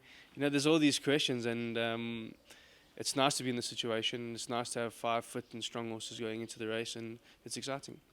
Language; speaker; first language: English; native; English